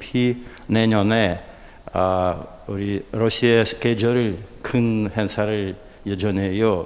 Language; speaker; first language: Korean; non-native, learner; Russian